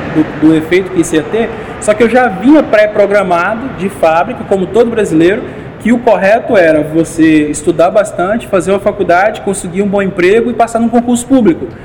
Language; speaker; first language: Portuguese; native; Portuguese